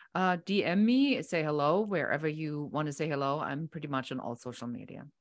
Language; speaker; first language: English; non-native, fluent; German